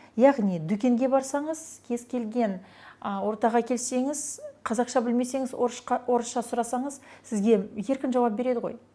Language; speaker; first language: Kazakh; non-native, local second language; Russian